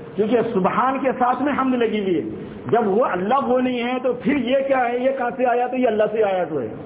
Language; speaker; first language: Urdu; native; Urdu